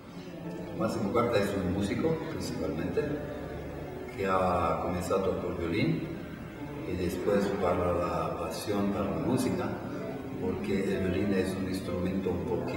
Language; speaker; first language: Spanish; non-native, fluent; Italian